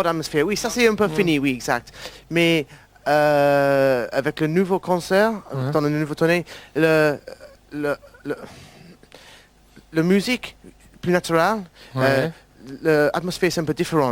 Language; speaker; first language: French; non-native, learner; English